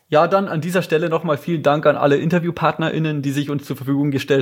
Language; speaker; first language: German; native; German